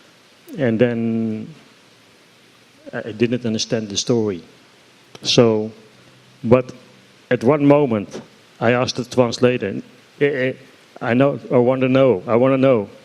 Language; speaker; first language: English; non-native, fluent; Dutch